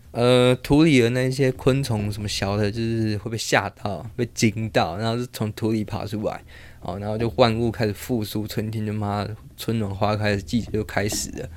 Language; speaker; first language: Chinese; non-native, local second language; Min Nan Chinese